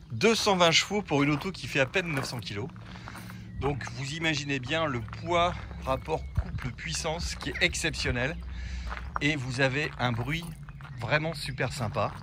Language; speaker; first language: French; native; French